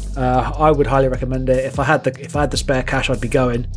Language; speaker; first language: English; native; English